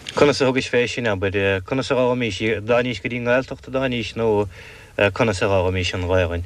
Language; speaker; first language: Irish; native; Irish